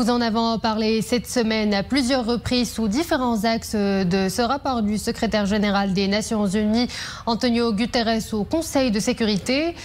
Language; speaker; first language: French; non-native, local second language; Arabic